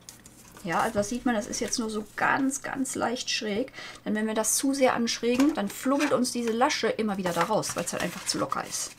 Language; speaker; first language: German; native; German